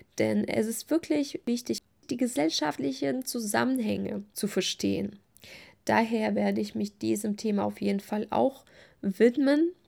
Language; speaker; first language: German; non-native, fluent; Russian